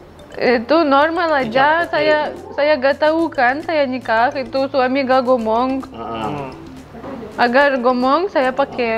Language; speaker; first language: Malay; non-native, learner; Russian